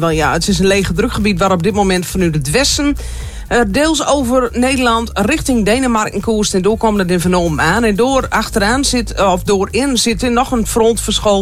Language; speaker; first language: Dutch; native; Dutch